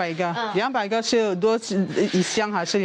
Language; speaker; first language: Chinese; non-native, learner; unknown